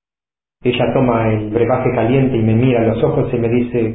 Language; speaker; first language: Spanish; native; Spanish